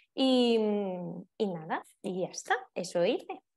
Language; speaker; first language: Spanish; native; Spanish